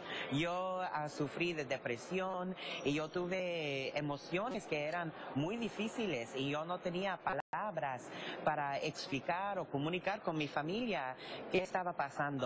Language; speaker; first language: Spanish; early bilingual, heritage; English